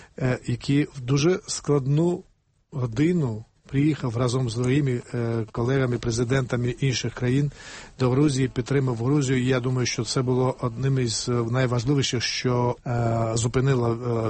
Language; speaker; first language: Ukrainian; non-native, fluent; Georgian